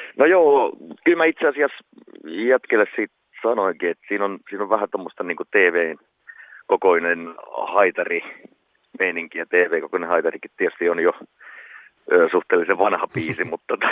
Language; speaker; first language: Finnish; native; Finnish